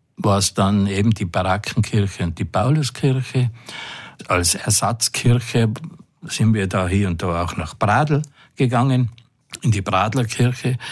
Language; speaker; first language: German; native; German